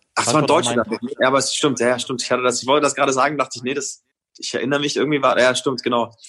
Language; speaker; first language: German; native; German